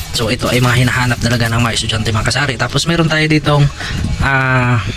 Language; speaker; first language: Filipino; non-native, local second language; Cebuano